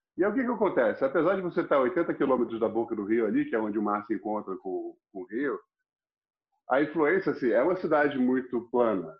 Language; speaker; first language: Portuguese; non-native, fluent; English